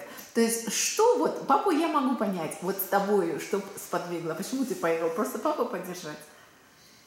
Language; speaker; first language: Russian; native; Russian